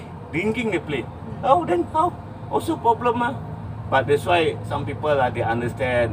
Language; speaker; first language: English; non-native, local second language; Malay